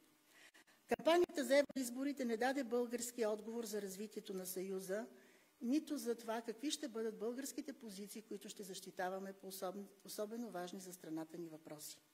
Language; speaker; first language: Bulgarian; native; Bulgarian